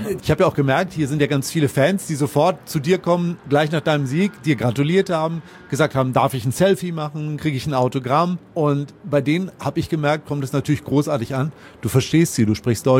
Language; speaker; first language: German; native; German